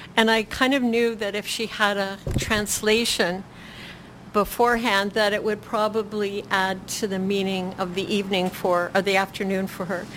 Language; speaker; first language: English; native; English